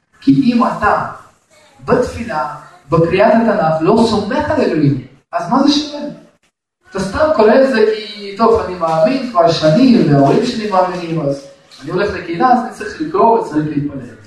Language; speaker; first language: Hebrew; non-native, fluent; Russian